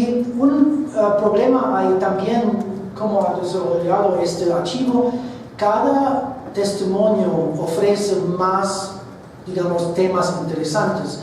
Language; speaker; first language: Spanish; non-native, fluent; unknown